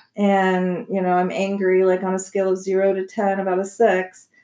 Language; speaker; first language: English; native; English